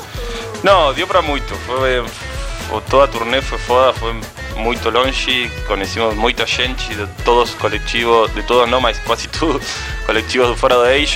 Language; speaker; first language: Portuguese; non-native, fluent; Spanish